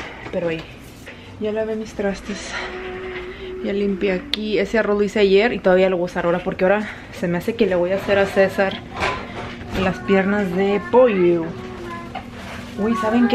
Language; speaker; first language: Spanish; early bilingual, heritage; Spanish